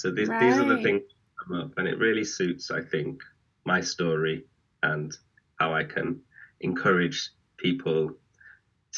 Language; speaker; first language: English; native; English